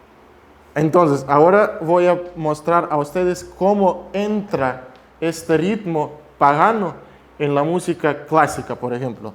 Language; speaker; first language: Spanish; non-native, fluent; Russian